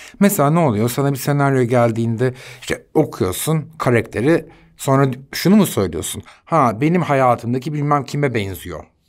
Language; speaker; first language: Turkish; native; Turkish